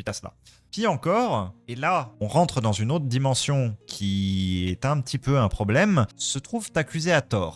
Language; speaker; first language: French; native; French